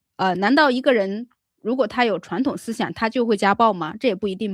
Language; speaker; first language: Chinese; native; Chinese